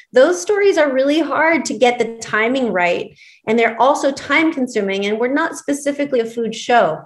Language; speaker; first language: English; native; English